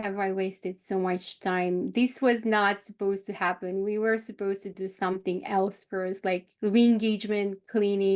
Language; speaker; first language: English; non-native, fluent; Romanian